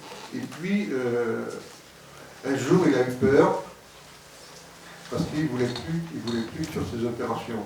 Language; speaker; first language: French; native; French